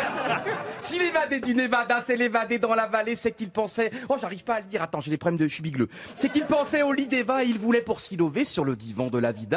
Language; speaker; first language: French; native; French